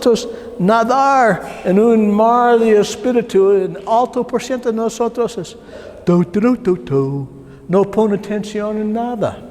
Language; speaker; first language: Spanish; non-native, learner; English